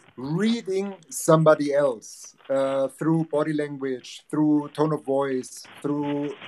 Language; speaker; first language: English; non-native, fluent; German